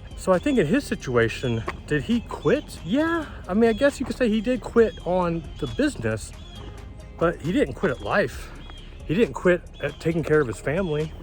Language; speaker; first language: English; native; English